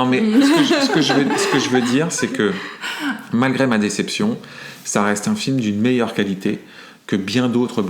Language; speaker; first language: French; native; French